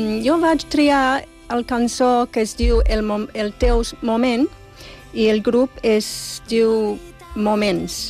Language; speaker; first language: Catalan; non-native, fluent; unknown